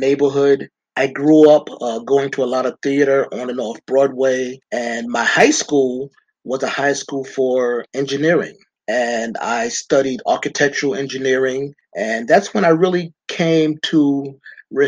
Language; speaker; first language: English; native; English